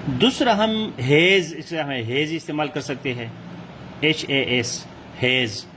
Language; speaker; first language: Urdu; non-native, local second language; Pashto